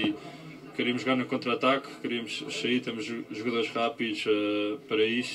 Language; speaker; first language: Portuguese; early bilingual, other home language; English